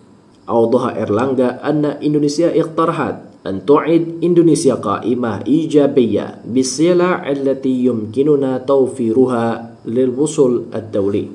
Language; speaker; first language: Arabic; non-native, fluent; Indonesian